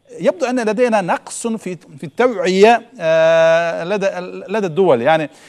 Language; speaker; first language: Arabic; non-native, fluent; Turkish